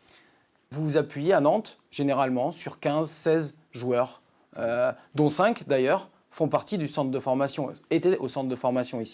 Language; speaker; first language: French; native; French